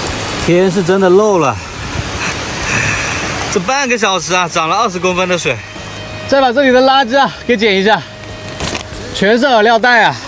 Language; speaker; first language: Chinese; native; Chinese